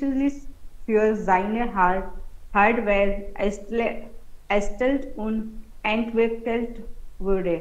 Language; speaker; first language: German; non-native, learner; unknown